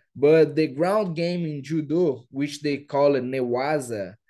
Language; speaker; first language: English; non-native, fluent; Portuguese